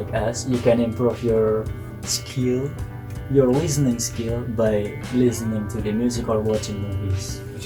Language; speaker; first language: English; non-native, learner; Indonesian